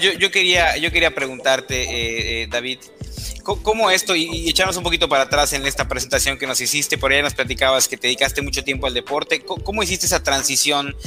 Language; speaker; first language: Spanish; native; Spanish